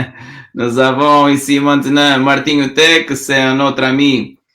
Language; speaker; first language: French; non-native, learner; Portuguese